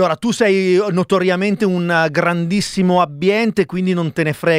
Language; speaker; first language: Italian; native; Italian